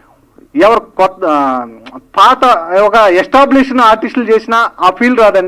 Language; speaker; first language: Telugu; native; Telugu